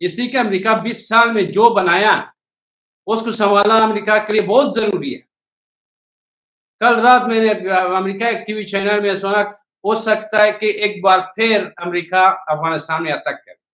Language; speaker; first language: Hindi; non-native, learner; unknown